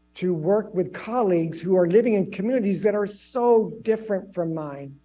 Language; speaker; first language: English; native; English